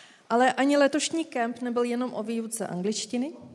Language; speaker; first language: Czech; native; Czech